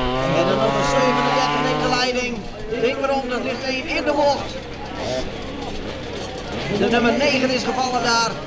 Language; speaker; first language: Dutch; native; Dutch